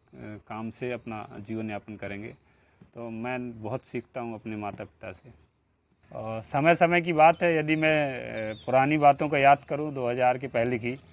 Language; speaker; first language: Hindi; native; Hindi